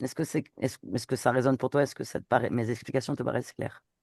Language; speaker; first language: French; native; French